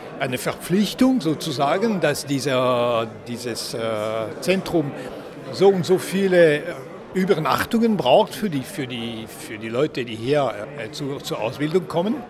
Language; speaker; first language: German; non-native, local second language; French